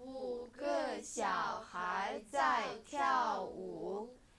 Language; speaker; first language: Chinese; non-native, fluent; Kyrgyz